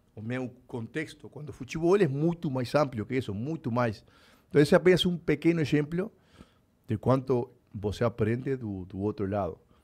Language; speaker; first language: Spanish; native; Spanish